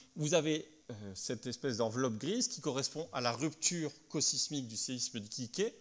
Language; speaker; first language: French; native; French